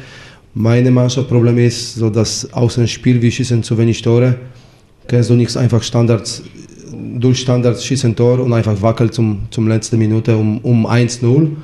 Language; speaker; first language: German; non-native, fluent; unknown